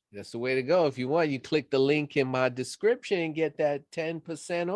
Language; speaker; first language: English; native; English